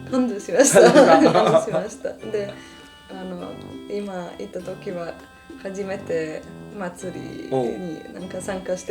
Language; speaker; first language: Japanese; non-native, fluent; Serbian